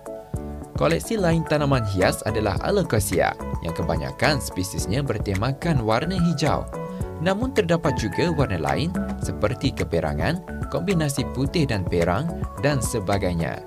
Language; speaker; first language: Malay; native; Malay